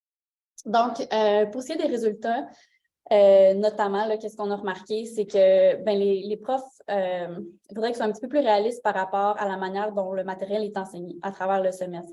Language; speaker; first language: French; native; French